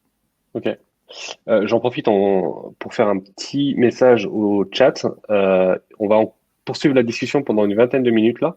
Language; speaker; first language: French; native; French